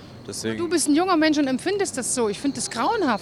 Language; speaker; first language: German; native; German